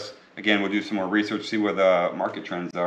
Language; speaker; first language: English; native; English